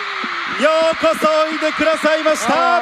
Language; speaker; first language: Japanese; native; Japanese